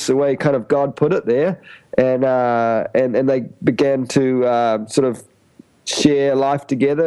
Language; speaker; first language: English; native; English